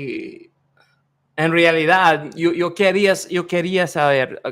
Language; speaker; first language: Spanish; non-native, learner; English